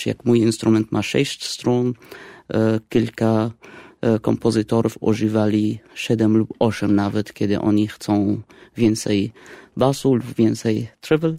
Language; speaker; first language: Polish; non-native, fluent; Arabic